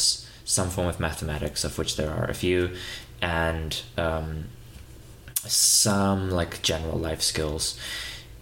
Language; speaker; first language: English; native; English